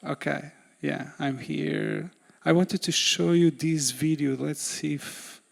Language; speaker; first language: English; non-native, fluent; Portuguese